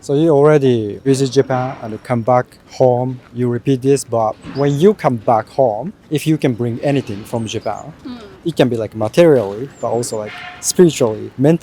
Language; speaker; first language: English; non-native, fluent; Japanese